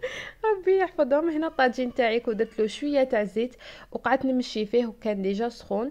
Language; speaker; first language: Arabic; native; Arabic